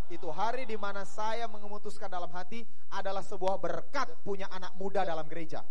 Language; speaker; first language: Indonesian; native; Indonesian